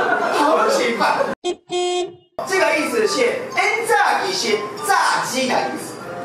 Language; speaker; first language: Chinese; non-native, fluent; Japanese